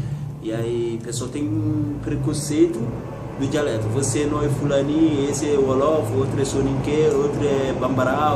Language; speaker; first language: Portuguese; non-native, learner; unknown